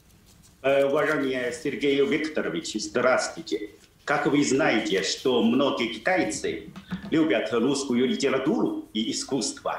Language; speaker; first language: Russian; non-native, fluent; Chinese